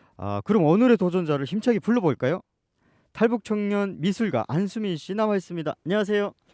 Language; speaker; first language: Korean; native; Korean